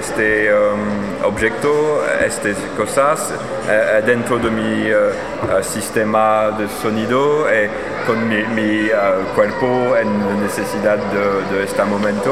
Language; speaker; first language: Spanish; non-native, learner; French